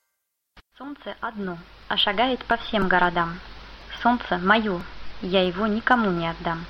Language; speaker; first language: Russian; native; Russian